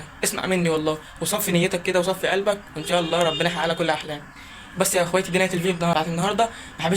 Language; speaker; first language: Arabic; native; Arabic